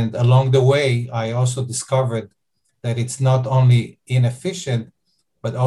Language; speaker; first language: English; non-native, fluent; Hebrew